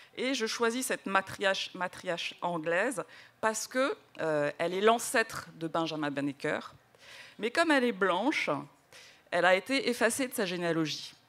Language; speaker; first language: French; native; French